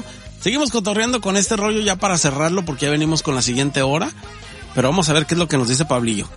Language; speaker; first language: Spanish; native; Spanish